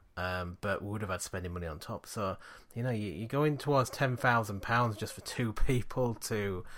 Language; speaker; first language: English; native; English